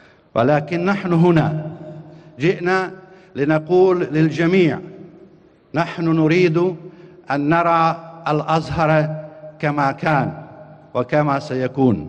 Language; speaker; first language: Arabic; non-native, fluent; Bosnian